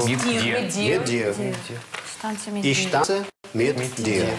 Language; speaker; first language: German; non-native, fluent; Russian